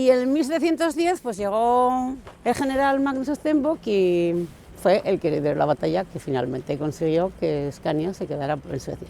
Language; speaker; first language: Spanish; native; Spanish